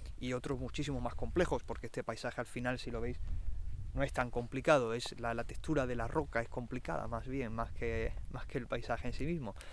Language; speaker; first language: Spanish; native; Spanish